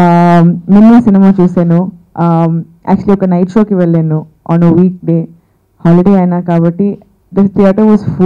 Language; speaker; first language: Telugu; non-native, fluent; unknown